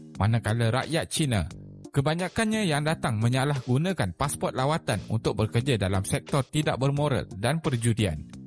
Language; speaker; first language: Malay; native; Malay